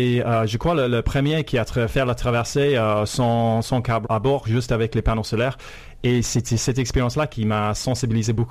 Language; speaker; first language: French; non-native, fluent; English